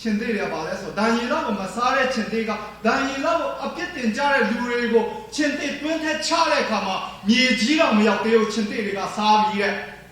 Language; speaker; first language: Burmese; non-native, local second language; Tedim Chin